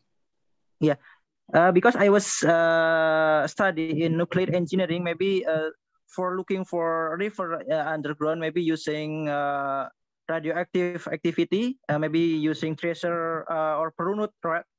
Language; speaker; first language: English; non-native, learner; Indonesian